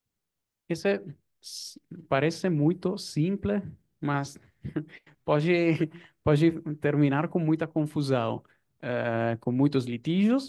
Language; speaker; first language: Portuguese; non-native, fluent; Italian